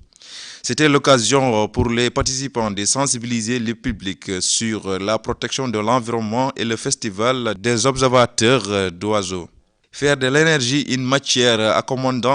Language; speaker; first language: French; non-native, fluent; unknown